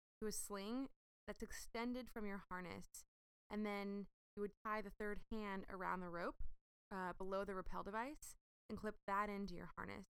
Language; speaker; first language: English; native; English